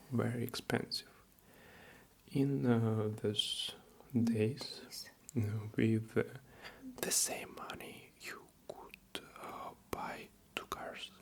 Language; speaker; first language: English; non-native, learner; Russian